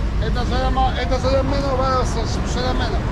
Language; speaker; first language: Spanish; native; Spanish